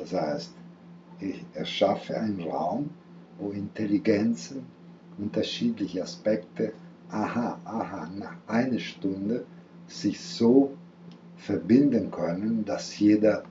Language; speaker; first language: German; non-native, fluent; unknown